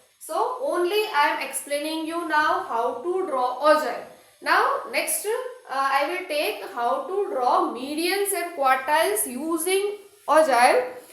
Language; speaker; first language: English; non-native, local second language; Hindi